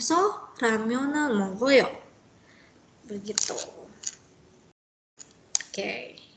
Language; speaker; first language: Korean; non-native, fluent; Indonesian